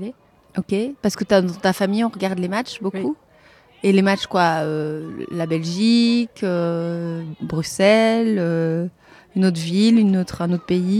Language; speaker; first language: French; native; French